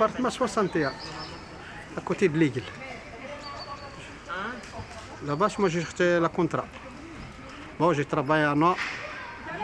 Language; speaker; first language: French; non-native, learner; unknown